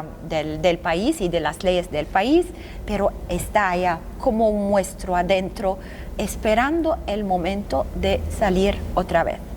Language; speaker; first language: Spanish; non-native, fluent; Arabic